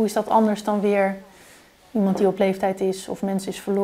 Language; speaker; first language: Dutch; native; Dutch